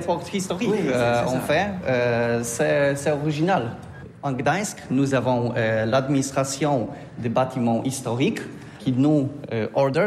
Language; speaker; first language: French; non-native, learner; Polish